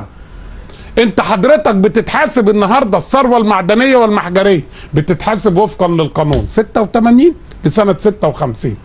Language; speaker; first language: Arabic; native; Arabic